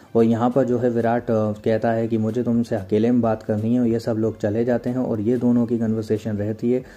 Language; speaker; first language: Hindi; native; Hindi